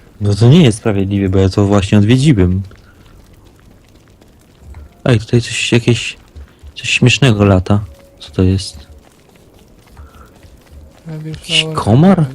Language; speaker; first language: Polish; native; Polish